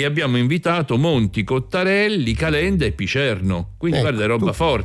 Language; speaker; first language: Italian; native; Italian